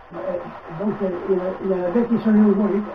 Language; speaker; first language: French; native; French